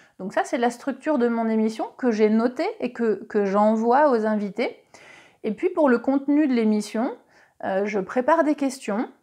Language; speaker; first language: French; native; French